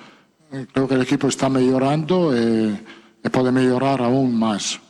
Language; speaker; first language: Portuguese; non-native, fluent; Italian